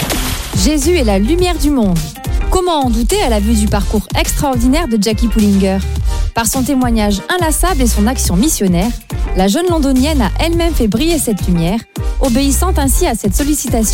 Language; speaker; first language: French; native; French